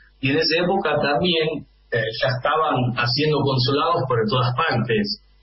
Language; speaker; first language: Spanish; non-native, fluent; Dutch